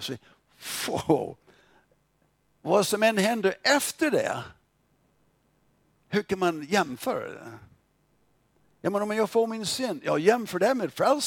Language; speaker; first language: Swedish; non-native, fluent; English